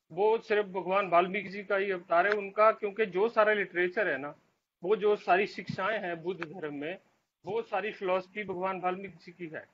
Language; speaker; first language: Hindi; native; Hindi